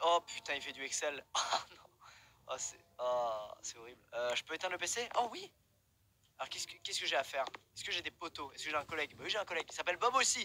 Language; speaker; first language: French; native; French